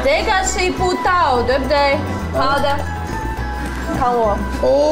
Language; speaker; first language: Chinese; non-native, fluent; Russian